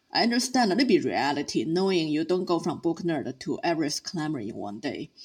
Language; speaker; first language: English; non-native, fluent; Chinese